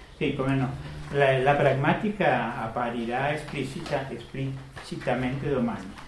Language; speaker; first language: Italian; non-native, fluent; Spanish